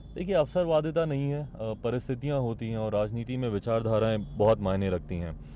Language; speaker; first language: Hindi; native; Hindi